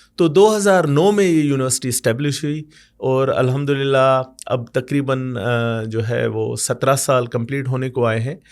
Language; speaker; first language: Urdu; non-native, local second language; Sindhi